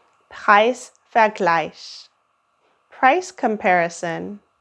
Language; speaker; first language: German; native; German